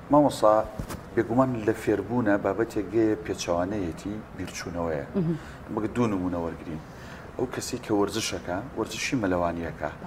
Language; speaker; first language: Central Kurdish; native; Central Kurdish